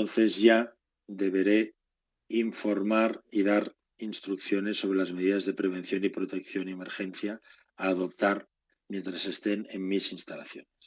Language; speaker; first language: Spanish; native; Spanish